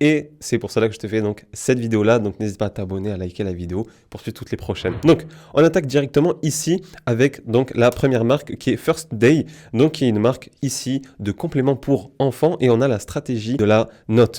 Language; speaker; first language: French; native; French